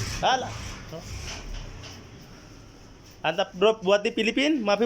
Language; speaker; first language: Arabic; non-native, learner; Bangla